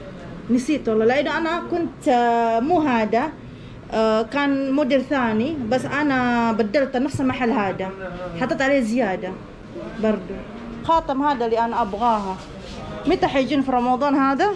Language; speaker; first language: Arabic; non-native, learner; Indonesian